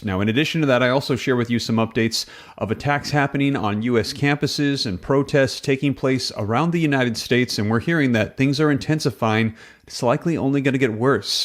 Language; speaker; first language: English; native; English